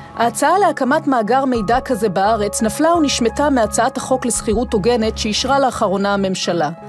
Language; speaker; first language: Hebrew; native; Hebrew